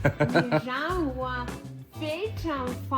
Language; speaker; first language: Chinese; non-native, learner; Russian